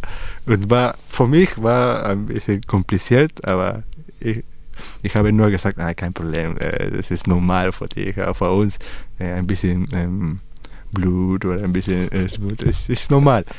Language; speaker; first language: German; non-native, learner; Spanish